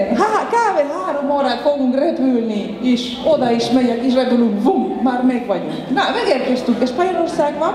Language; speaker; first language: Hungarian; non-native, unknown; Spanish